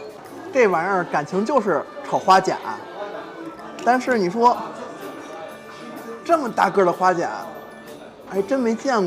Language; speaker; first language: Chinese; native; Chinese